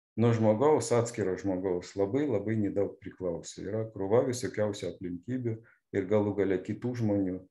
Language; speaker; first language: Lithuanian; non-native, local second language; Russian